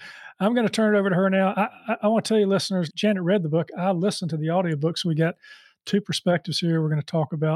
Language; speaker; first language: English; native; English